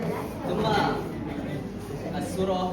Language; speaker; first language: Arabic; non-native, learner; Malay